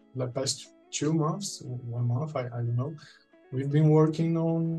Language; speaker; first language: English; non-native, fluent; Portuguese